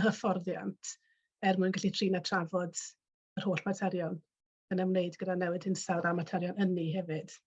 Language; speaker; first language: Welsh; native; Welsh